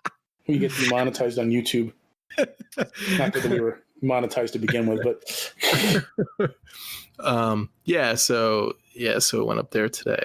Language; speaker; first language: English; native; English